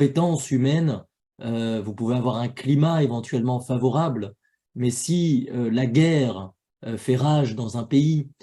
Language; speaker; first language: French; native; French